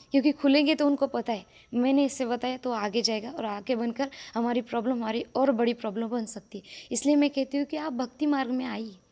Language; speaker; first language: Hindi; non-native, local second language; Marathi